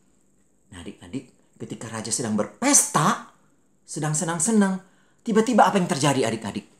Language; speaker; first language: Malay; native; Malay